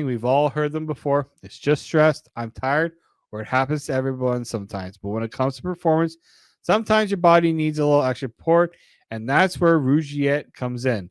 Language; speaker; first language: English; native; English